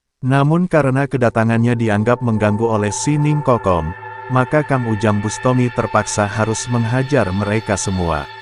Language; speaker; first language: Indonesian; native; Indonesian